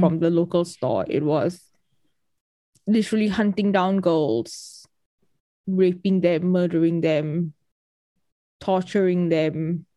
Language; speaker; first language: English; native; English